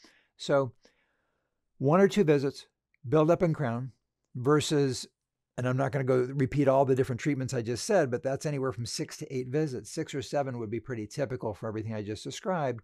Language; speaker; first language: English; native; English